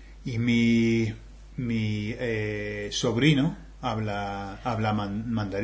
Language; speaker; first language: Spanish; non-native, fluent; English